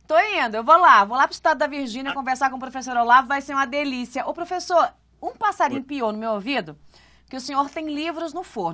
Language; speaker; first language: Portuguese; native; Portuguese